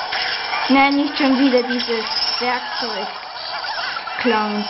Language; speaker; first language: German; native; German